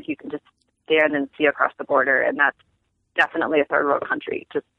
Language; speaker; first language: English; native; English